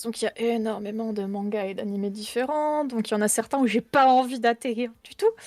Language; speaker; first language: French; native; French